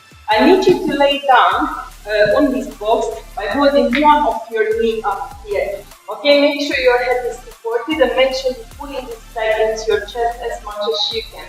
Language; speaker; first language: English; non-native, fluent; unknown